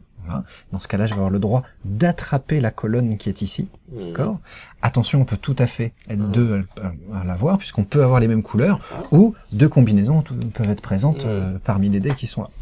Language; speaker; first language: French; native; French